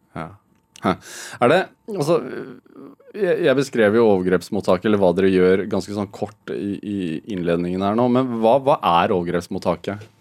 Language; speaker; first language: Norwegian; native; Norwegian